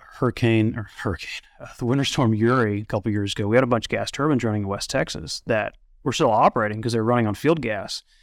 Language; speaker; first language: English; native; English